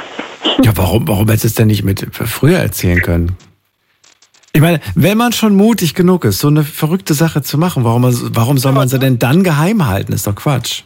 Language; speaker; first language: German; native; German